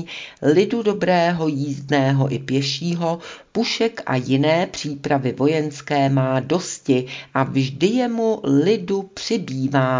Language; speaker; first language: Czech; native; Czech